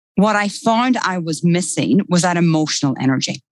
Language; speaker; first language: English; native; English